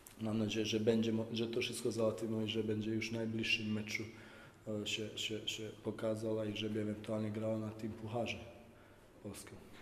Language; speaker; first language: Polish; non-native, fluent; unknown